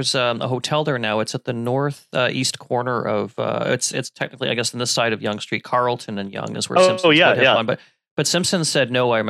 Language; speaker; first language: English; native; English